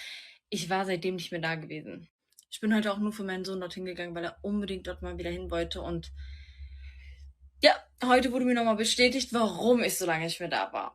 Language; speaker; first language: German; native; German